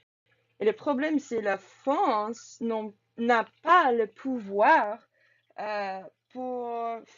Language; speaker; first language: French; non-native, learner; English